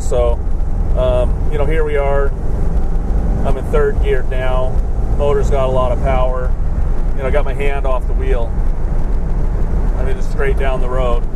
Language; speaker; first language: English; native; English